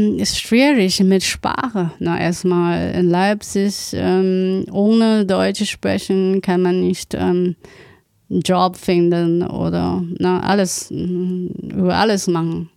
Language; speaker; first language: German; non-native, learner; Chinese